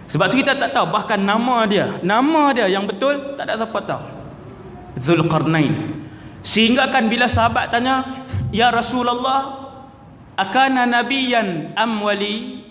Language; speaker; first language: Malay; native; Malay